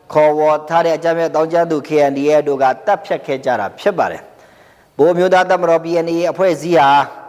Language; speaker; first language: Burmese; non-native, local second language; Pa'o Karen